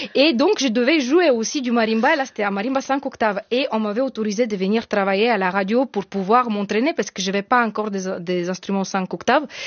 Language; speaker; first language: French; non-native, fluent; Bulgarian